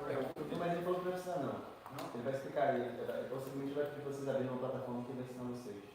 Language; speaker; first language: Portuguese; native; Portuguese